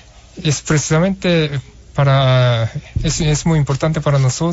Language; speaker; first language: Spanish; non-native, fluent; Japanese